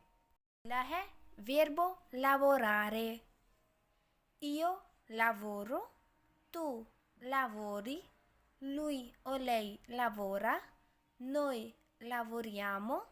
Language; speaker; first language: Italian; non-native, learner; Urdu